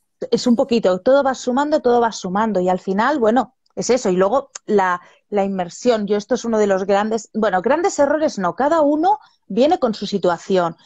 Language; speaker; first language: Spanish; native; Spanish